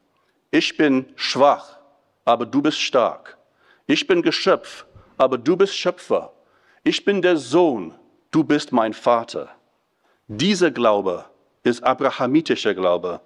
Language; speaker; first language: German; non-native, fluent; English